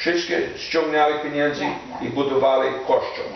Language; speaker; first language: Polish; non-native, learner; English